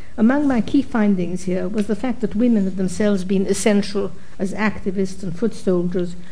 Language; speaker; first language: English; non-native, fluent; Arabic